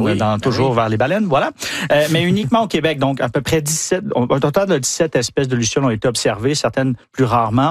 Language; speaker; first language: French; native; French